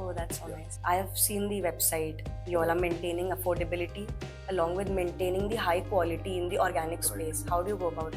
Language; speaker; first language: English; non-native, local second language; Hindi